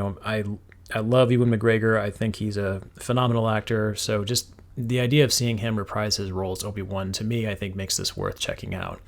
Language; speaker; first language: English; native; English